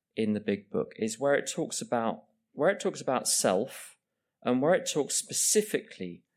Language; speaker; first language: English; native; English